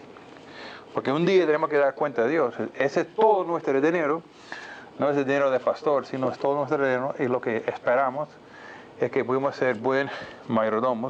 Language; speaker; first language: Spanish; non-native, fluent; English